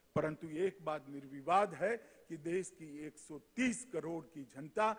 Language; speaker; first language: Hindi; non-native, local second language; Gujarati